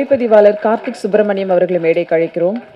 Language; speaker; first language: Tamil; native; Tamil